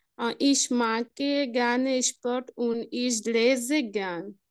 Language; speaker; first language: German; non-native, learner; Spanish